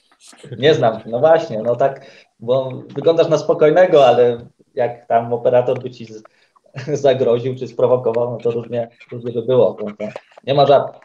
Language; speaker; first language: Polish; native; Polish